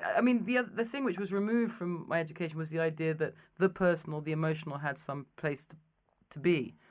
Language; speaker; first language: English; native; English